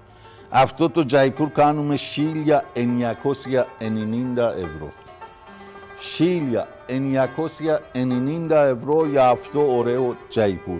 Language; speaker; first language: Greek; non-native, learner; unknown